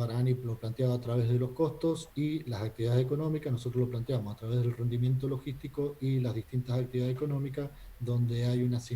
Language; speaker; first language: Spanish; native; Spanish